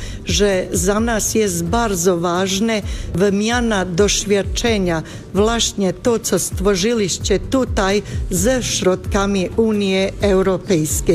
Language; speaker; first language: Polish; non-native, fluent; Bosnian